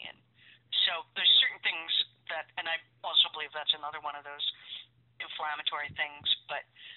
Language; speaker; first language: English; native; English